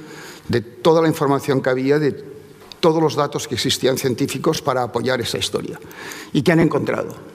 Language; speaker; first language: Spanish; native; Spanish